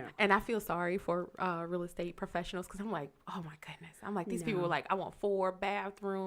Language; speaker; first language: English; native; English